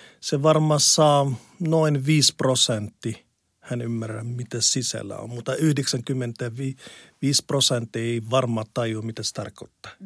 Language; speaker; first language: Finnish; non-native, learner; Arabic